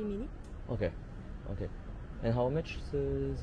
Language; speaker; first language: English; non-native, learner; French